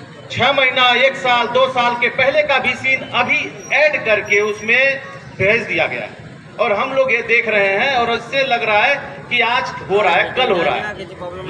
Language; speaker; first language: Hindi; native; Hindi